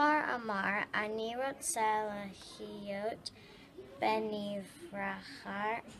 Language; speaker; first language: Hebrew; non-native, learner; English